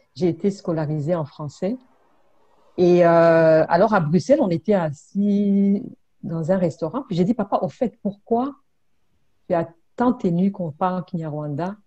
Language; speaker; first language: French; non-native, local second language; Kinyarwanda